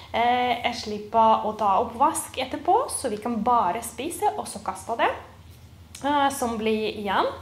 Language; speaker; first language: Norwegian; non-native, fluent; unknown